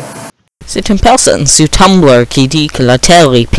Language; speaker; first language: French; non-native, learner; English